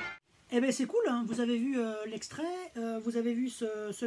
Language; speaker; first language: French; native; French